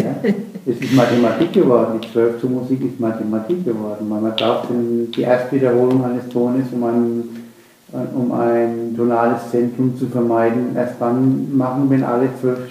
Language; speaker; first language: German; native; German